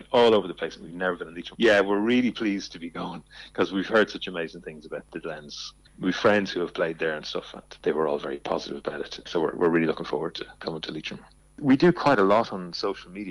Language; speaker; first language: English; native; English